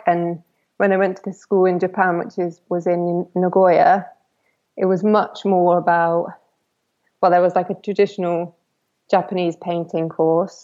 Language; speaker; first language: English; native; English